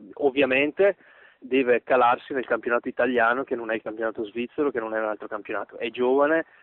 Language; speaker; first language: Italian; native; Italian